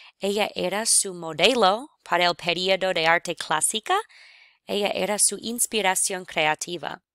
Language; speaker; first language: Spanish; non-native, fluent; English